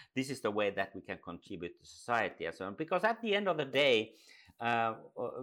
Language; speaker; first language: English; non-native, fluent; Finnish